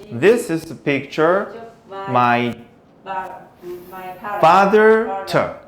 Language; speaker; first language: English; non-native, fluent; Korean